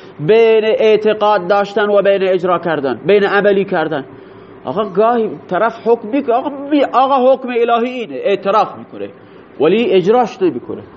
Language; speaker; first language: Persian; non-native, local second language; Baluchi